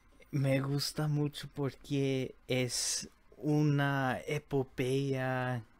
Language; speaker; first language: Spanish; early bilingual, heritage; Spanish